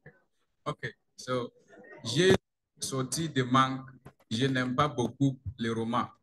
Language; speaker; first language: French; non-native, learner; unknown